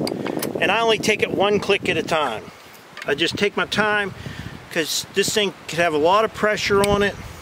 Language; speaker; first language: English; native; English